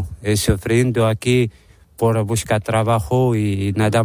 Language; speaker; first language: Spanish; non-native, learner; Arabic